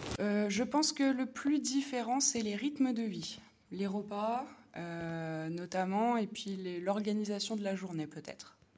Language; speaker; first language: French; native; French